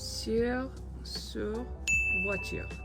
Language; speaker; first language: French; non-native, learner; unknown